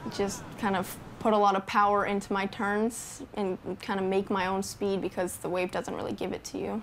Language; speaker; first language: English; native; English